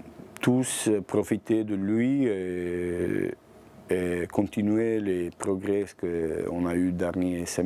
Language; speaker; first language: French; non-native, fluent; Bosnian